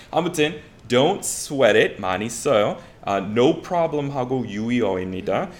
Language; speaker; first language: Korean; native; Korean